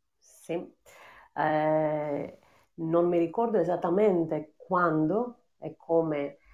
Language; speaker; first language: Italian; non-native, fluent; Greek